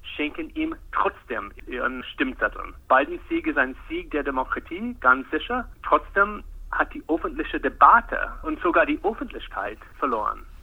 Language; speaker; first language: German; non-native, fluent; English